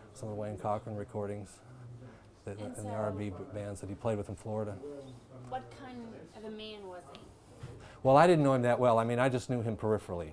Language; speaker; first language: English; native; English